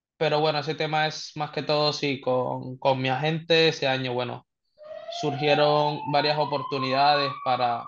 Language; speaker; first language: Spanish; native; Spanish